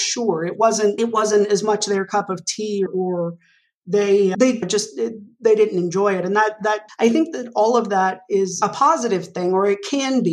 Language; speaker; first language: English; native; English